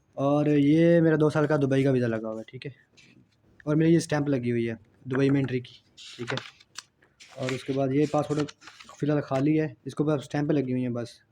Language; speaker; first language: Urdu; non-native, local second language; Punjabi